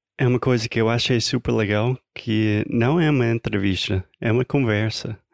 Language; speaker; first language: Portuguese; non-native, fluent; English